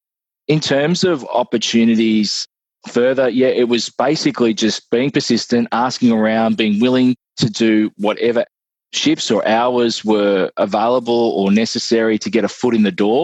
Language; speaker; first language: English; native; English